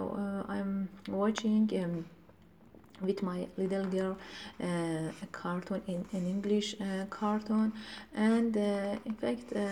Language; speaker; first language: English; non-native, learner; Persian